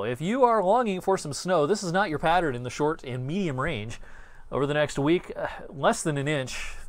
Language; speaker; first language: English; native; English